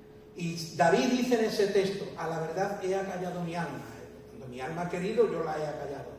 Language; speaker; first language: Spanish; native; Spanish